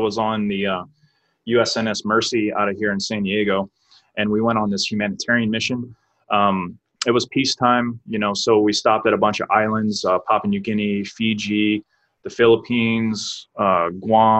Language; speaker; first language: English; native; English